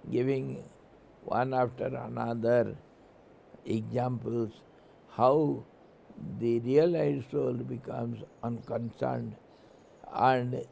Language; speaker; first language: English; non-native, local second language; Hindi